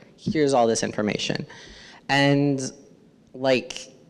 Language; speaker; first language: English; native; English